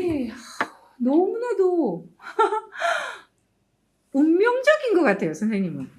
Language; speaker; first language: Korean; native; Korean